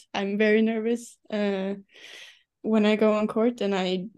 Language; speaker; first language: English; non-native, fluent; Swedish